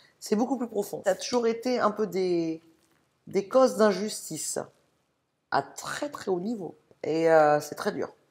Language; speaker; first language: French; native; French